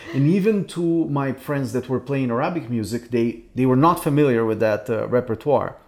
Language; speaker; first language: English; non-native, fluent; Portuguese